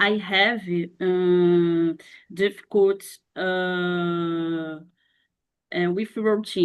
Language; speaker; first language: English; non-native, learner; Portuguese